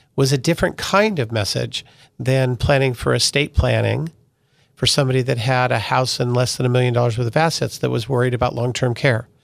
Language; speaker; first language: English; early bilingual, other home language; Italian